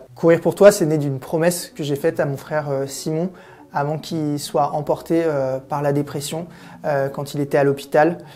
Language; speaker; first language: French; native; French